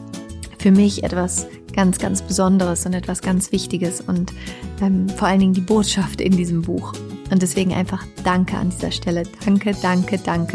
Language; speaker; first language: German; native; German